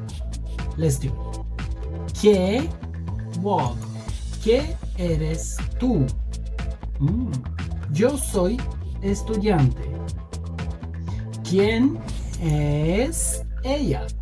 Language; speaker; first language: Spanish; non-native, fluent; Bulgarian